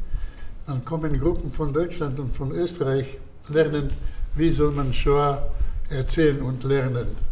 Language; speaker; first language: German; non-native, fluent; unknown